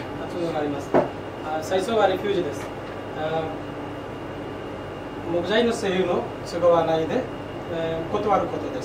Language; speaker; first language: Japanese; non-native, learner; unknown